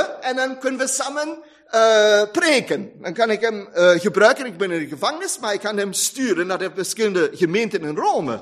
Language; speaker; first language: Dutch; non-native, fluent; German